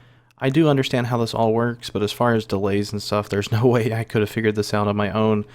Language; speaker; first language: English; native; English